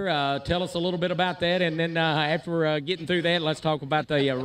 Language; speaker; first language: English; native; English